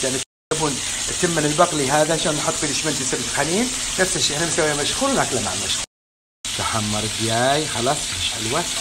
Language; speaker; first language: Arabic; native; Arabic